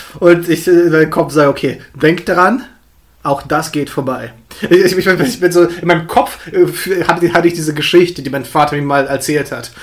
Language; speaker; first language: German; early bilingual, other home language; Russian